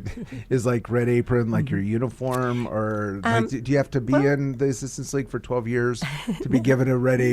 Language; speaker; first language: English; native; English